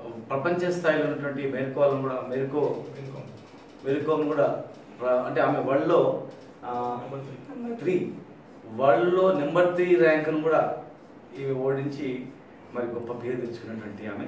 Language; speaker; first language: Telugu; native; Telugu